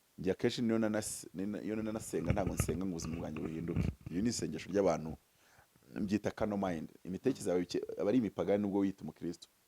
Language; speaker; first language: Kinyarwanda; early bilingual, heritage; Kinyarwanda